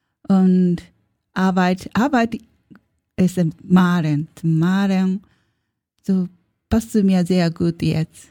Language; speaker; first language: German; non-native, learner; Japanese